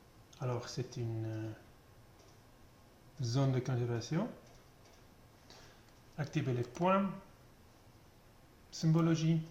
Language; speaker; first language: French; non-native, learner; German